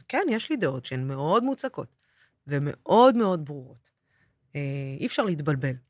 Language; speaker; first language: Hebrew; non-native, local second language; Arabic